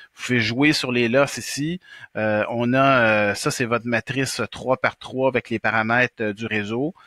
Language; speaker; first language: French; native; French